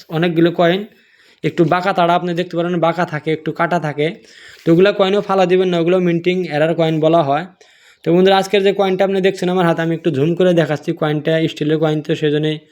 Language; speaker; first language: Bangla; non-native, local second language; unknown